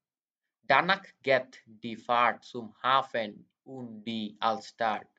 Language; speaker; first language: German; non-native, fluent; Bangla